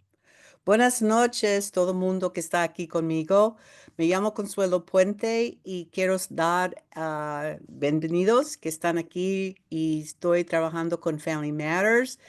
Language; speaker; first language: Spanish; early bilingual, heritage; Spanish